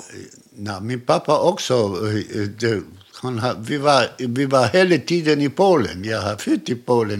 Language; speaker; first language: Swedish; non-native, learner; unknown